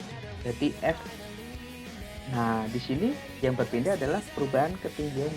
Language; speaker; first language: Indonesian; native; Indonesian